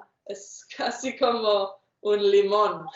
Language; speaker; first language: Spanish; non-native, fluent; English